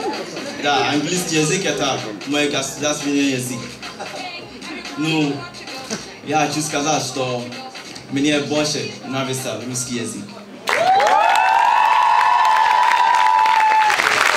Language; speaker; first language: Russian; non-native, learner; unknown